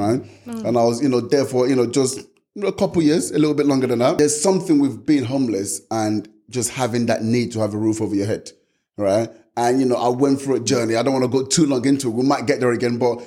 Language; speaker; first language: English; non-native, local second language; Yoruba